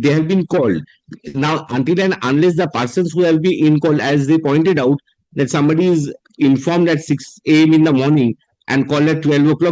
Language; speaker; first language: English; non-native, local second language; Bangla